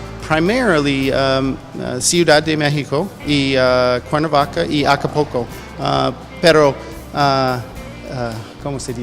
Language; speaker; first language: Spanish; non-native, learner; English